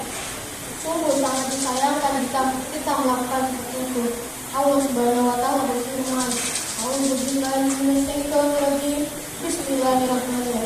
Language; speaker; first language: Indonesian; native; Indonesian